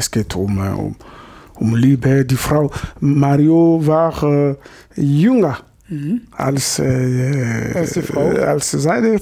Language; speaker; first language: German; non-native, learner; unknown